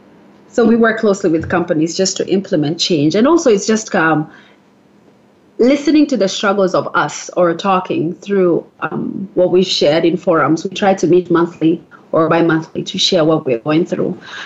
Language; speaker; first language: English; non-native, local second language; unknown